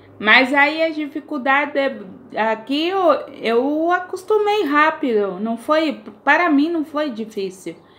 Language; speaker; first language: Portuguese; native; Portuguese